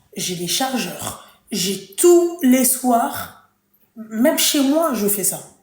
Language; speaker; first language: French; early bilingual, other home language; Arabic